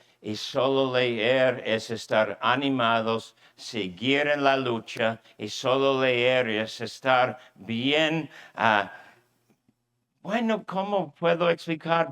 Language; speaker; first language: Spanish; non-native, fluent; English